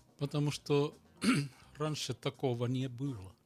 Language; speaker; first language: Russian; non-native, learner; Finnish